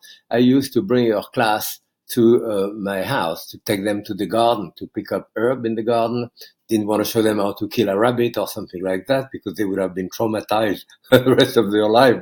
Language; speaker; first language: English; non-native, fluent; French